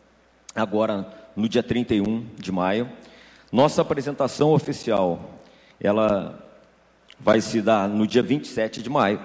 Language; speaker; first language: Portuguese; native; Portuguese